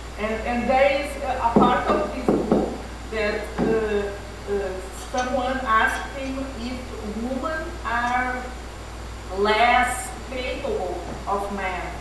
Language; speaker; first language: English; non-native, fluent; Portuguese